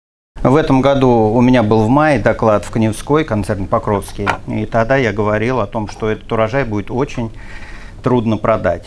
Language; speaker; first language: Russian; native; Russian